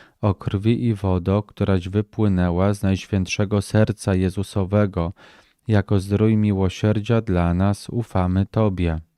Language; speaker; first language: Polish; native; Polish